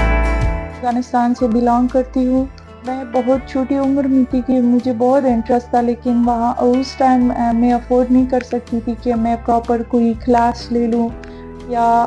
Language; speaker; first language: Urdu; non-native, fluent; Persian